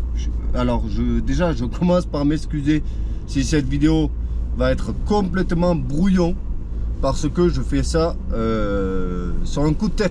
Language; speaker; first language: French; native; French